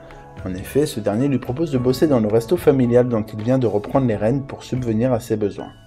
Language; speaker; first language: French; native; French